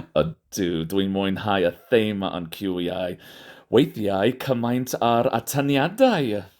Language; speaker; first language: Welsh; non-native, fluent; English